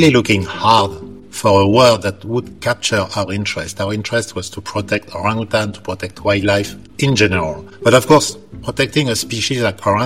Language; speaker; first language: English; non-native, fluent; French